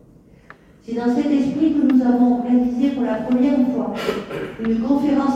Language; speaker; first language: French; native; French